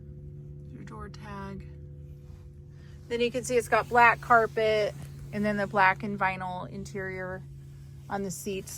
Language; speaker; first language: English; native; English